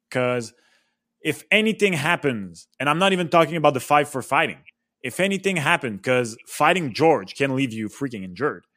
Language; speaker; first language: English; non-native, local second language; French